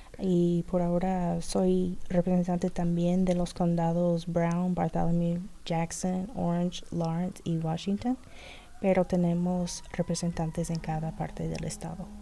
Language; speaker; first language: Spanish; non-native, fluent; English